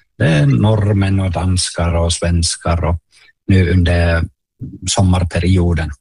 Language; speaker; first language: Swedish; non-native, local second language; Finnish